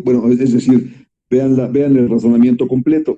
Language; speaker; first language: Spanish; native; Spanish